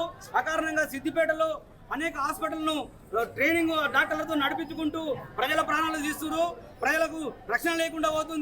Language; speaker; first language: Telugu; native; Telugu